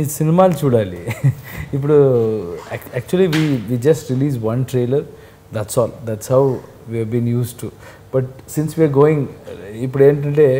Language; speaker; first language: Telugu; non-native, fluent; Kannada